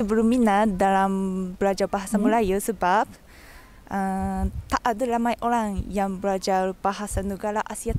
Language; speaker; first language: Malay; non-native, fluent; Japanese